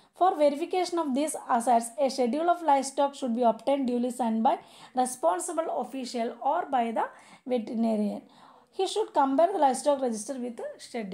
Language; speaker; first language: English; non-native, local second language; Malayalam